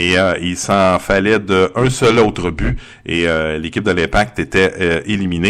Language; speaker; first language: French; native; French